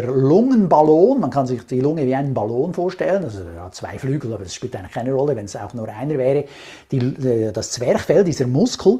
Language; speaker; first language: German; native; German